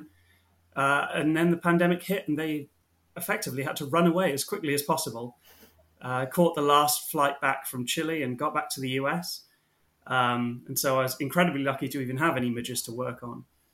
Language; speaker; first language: English; native; English